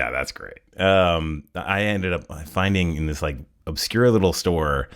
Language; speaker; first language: English; native; English